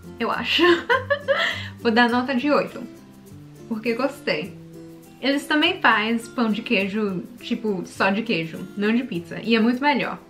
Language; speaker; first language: Portuguese; early bilingual, heritage; Portuguese